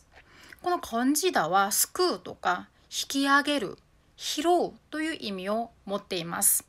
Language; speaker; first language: Japanese; non-native, fluent; Korean